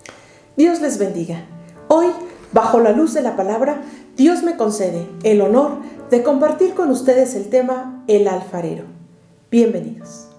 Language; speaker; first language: Spanish; native; Spanish